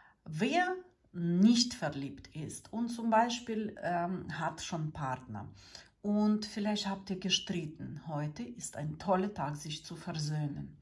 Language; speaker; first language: German; non-native, learner; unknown